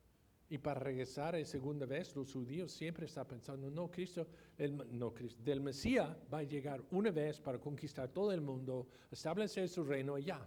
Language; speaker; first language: Spanish; non-native, fluent; English